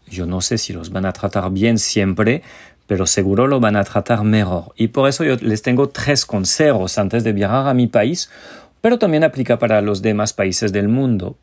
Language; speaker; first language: Spanish; non-native, fluent; French